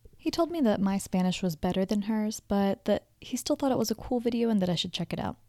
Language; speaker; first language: English; native; English